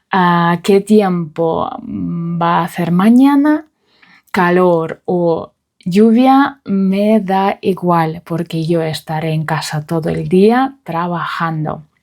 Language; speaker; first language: Spanish; non-native, fluent; Russian